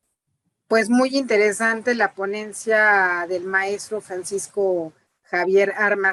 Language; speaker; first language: Spanish; native; Spanish